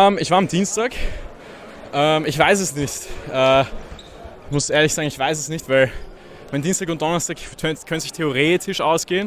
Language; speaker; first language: German; native; German